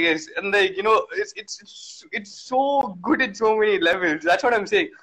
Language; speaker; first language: English; non-native, local second language; Tamil